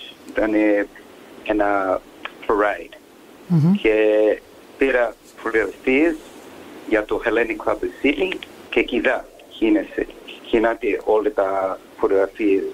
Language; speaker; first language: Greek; early bilingual, heritage; English